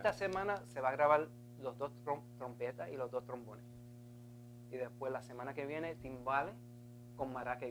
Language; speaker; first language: Spanish; early bilingual, heritage; Spanish